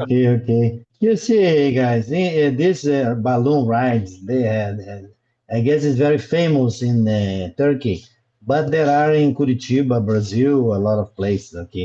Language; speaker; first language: English; non-native, learner; Portuguese